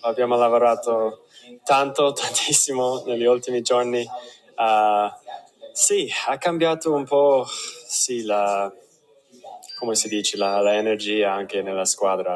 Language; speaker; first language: Italian; non-native, fluent; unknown